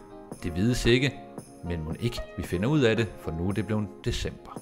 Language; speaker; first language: Danish; native; Danish